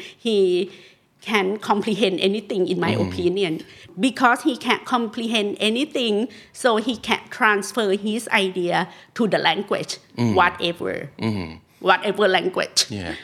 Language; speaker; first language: English; non-native, fluent; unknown